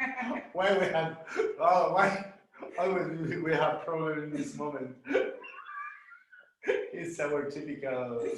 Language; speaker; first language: English; non-native, learner; Spanish